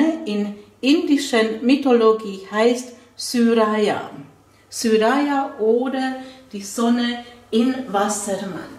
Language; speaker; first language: German; non-native, fluent; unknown